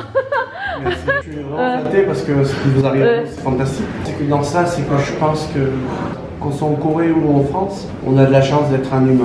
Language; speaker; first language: French; early bilingual, other home language; Korean